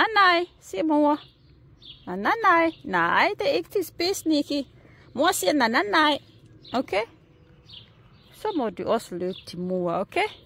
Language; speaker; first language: Danish; non-native, learner; English